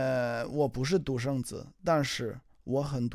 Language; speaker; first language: Chinese; non-native, learner; English